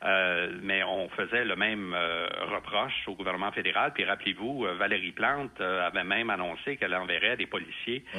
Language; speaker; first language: French; native; French